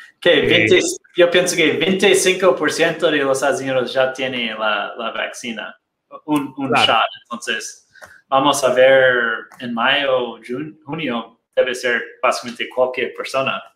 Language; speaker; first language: Spanish; non-native, fluent; Portuguese